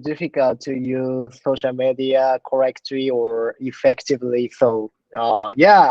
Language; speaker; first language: English; non-native, learner; Japanese